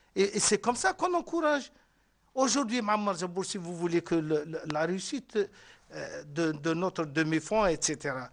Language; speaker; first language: French; non-native, local second language; Arabic